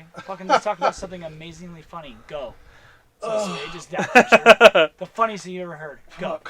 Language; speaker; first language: English; native; English